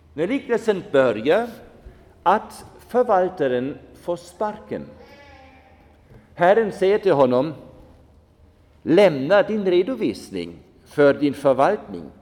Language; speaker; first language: Swedish; non-native, fluent; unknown